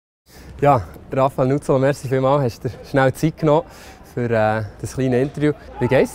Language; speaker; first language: German; native; German